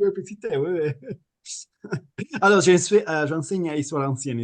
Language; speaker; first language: French; non-native, fluent; Italian